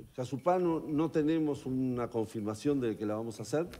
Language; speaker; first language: Spanish; native; Spanish